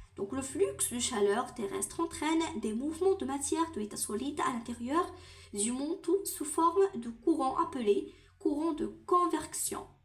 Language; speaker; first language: French; non-native, local second language; Arabic